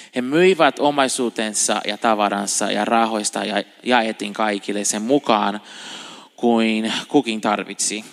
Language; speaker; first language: Finnish; non-native, fluent; Portuguese